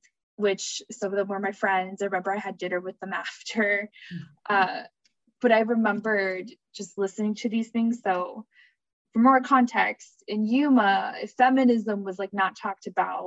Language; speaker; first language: English; native; English